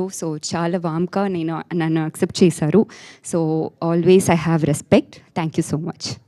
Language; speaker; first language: Telugu; non-native, learner; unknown